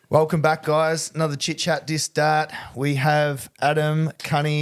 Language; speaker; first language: English; native; English